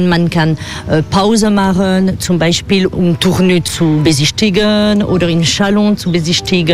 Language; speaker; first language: German; non-native, fluent; French